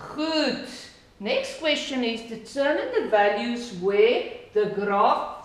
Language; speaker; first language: English; non-native, local second language; Afrikaans